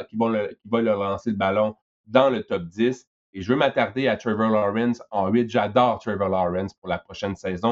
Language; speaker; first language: French; native; French